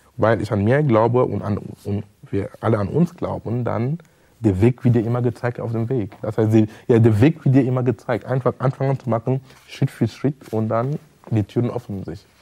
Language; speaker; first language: German; non-native, fluent; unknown